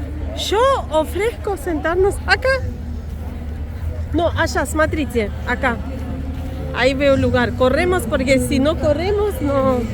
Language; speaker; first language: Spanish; non-native, fluent; Russian